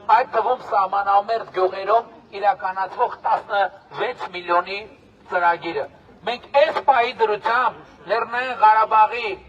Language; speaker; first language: Armenian; native; Armenian